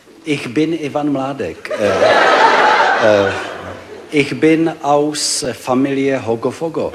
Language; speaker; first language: German; non-native, learner; Czech